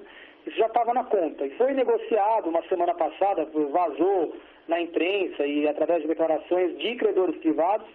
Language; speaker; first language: Portuguese; native; Portuguese